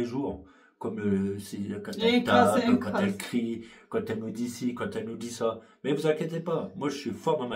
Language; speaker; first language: French; native; French